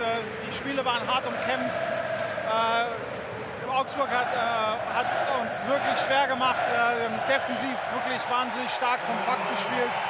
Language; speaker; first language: German; native; German